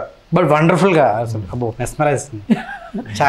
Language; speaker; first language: Telugu; native; Telugu